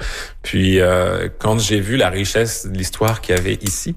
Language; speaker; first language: French; native; French